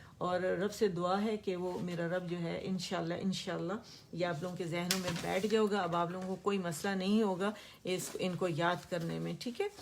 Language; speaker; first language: Urdu; non-native, local second language; Pashto